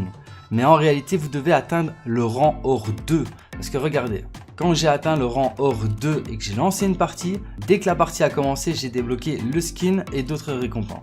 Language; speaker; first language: French; native; French